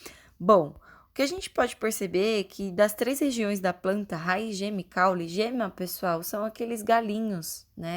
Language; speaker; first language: Portuguese; native; Portuguese